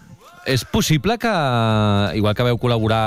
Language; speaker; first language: Catalan; native; Catalan